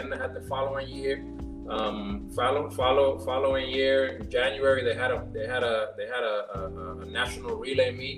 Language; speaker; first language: English; non-native, fluent; Spanish